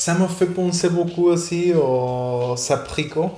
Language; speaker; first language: French; non-native, fluent; Spanish